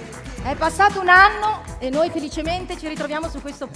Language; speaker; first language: Italian; native; Italian